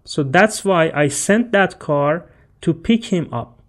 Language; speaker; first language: English; non-native, fluent; Persian